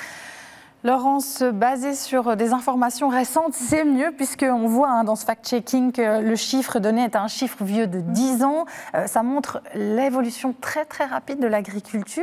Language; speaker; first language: French; native; French